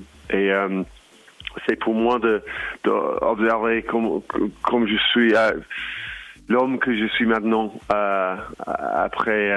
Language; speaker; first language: French; non-native, learner; English